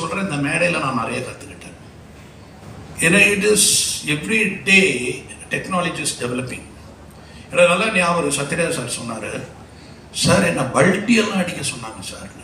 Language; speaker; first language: Tamil; native; Tamil